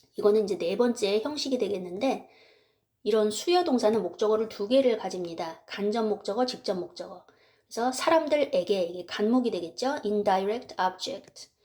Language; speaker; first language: Korean; native; Korean